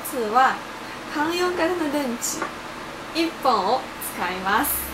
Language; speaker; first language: Japanese; non-native, fluent; Chinese